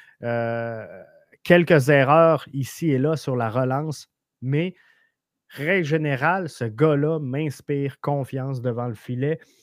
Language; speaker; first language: French; native; French